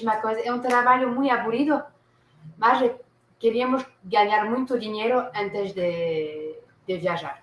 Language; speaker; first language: Portuguese; non-native, learner; French